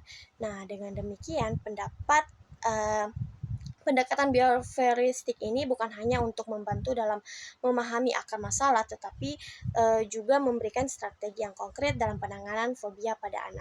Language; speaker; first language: Indonesian; native; Indonesian